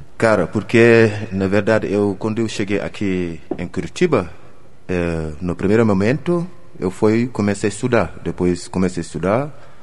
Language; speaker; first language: Portuguese; non-native, learner; Wolof